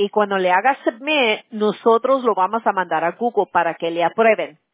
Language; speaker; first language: Spanish; early bilingual, heritage; English